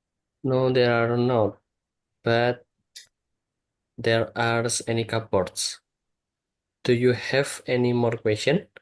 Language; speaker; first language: English; non-native, learner; Indonesian